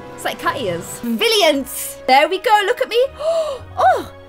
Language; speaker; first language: English; native; English